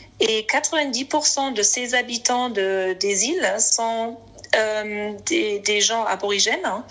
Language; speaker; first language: French; non-native, fluent; German